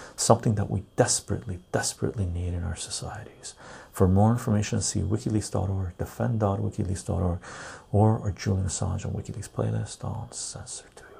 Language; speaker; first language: English; early bilingual, other home language; Persian